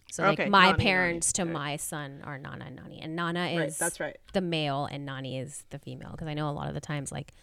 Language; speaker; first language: English; non-native, local second language; Hindi